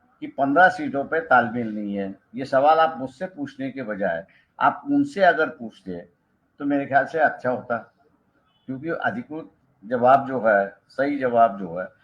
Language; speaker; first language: Hindi; non-native, local second language; Marathi